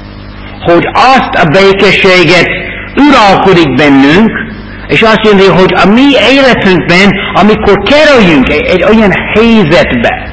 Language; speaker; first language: Hungarian; non-native, fluent; English